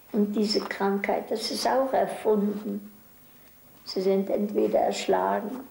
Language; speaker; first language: German; native; German